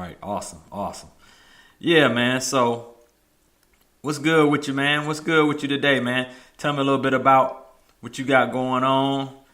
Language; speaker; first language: English; native; English